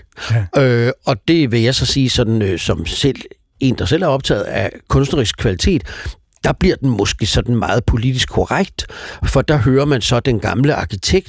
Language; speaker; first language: Danish; native; Danish